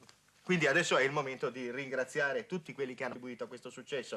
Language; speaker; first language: Italian; native; Italian